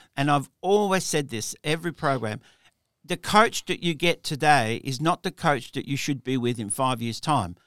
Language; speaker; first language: English; early bilingual, other home language; Italian